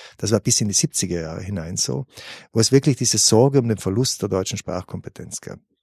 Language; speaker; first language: German; native; German